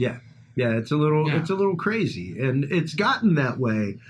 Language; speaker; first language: English; native; English